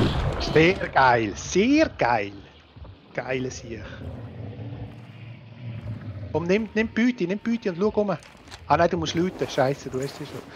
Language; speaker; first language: German; native; German